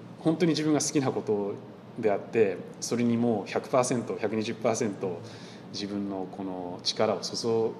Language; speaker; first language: Japanese; native; Japanese